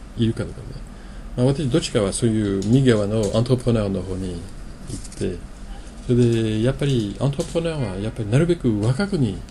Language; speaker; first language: Japanese; non-native, fluent; French